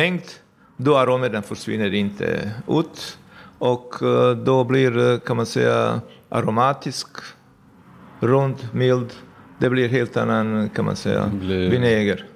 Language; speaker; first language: Swedish; non-native, fluent; Bosnian